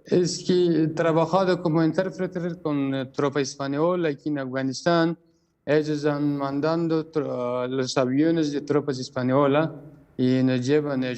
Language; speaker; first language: Spanish; non-native, learner; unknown